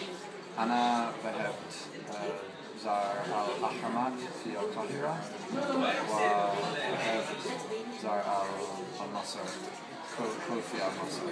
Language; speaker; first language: Arabic; non-native, learner; English